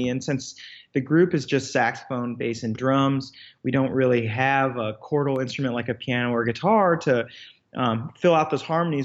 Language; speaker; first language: English; native; English